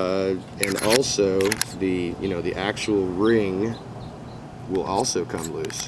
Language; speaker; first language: English; native; English